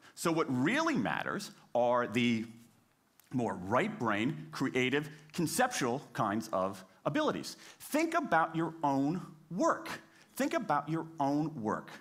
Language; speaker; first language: English; native; English